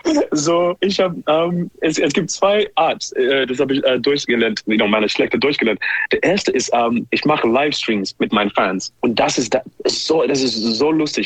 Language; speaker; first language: German; non-native, learner; English